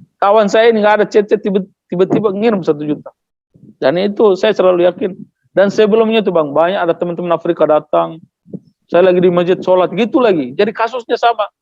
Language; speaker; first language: Indonesian; non-native, local second language; Tetum